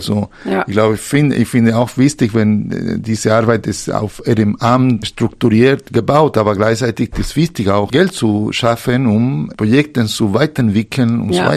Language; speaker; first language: German; non-native, fluent; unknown